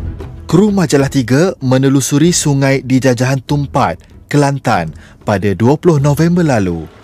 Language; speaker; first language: Malay; native; Malay